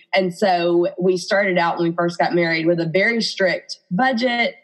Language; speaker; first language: English; native; English